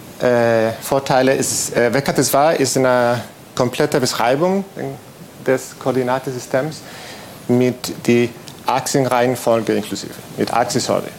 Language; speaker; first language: German; non-native, fluent; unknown